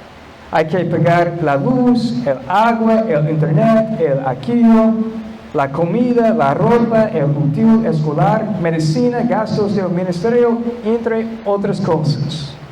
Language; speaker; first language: Spanish; non-native, fluent; English